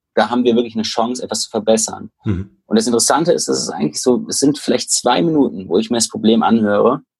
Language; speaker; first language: German; native; German